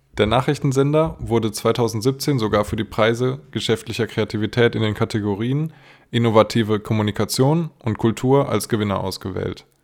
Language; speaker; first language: German; native; German